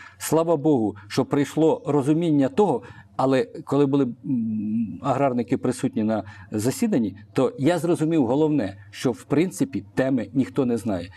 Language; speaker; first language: Ukrainian; non-native, local second language; Russian